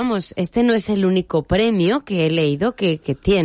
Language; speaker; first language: Spanish; native; Spanish